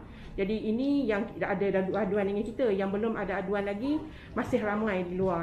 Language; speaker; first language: Malay; native; Malay